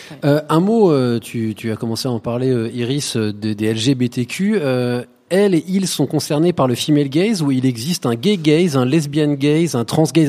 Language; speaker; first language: French; native; French